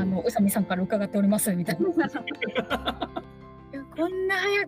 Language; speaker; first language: Japanese; native; Japanese